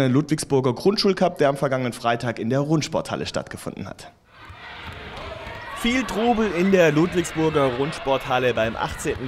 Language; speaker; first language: German; native; German